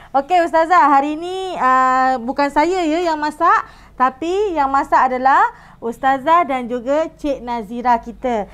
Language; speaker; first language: Malay; native; Malay